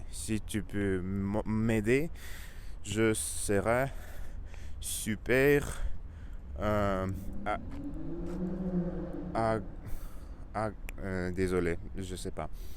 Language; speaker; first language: French; non-native, learner; Russian